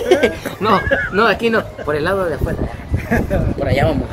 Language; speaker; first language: Spanish; native; Spanish